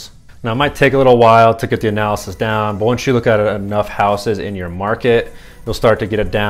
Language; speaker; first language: English; native; English